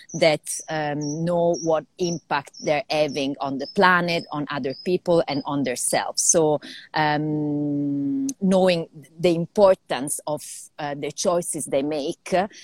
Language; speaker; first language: English; non-native, fluent; Italian